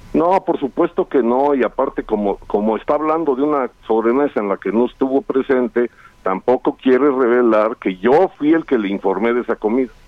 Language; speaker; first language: Spanish; native; Spanish